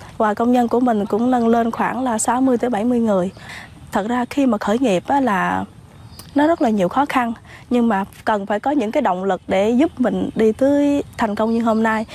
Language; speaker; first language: Vietnamese; non-native, local second language; Khmer